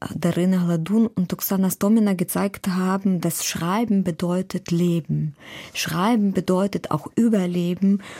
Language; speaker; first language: German; non-native, fluent; Ukrainian